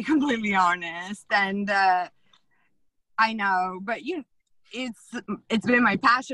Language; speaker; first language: English; non-native, fluent; Italian